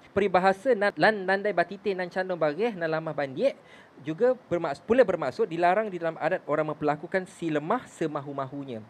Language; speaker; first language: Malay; native; Malay